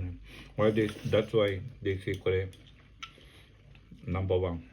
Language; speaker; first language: English; non-native, learner; Japanese